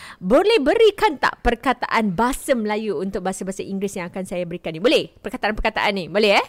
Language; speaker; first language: Malay; native; Malay